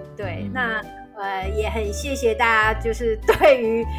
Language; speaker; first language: Chinese; native; Chinese